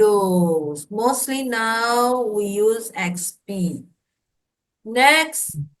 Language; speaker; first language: English; non-native, fluent; Indonesian